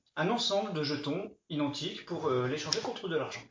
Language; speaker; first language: French; native; French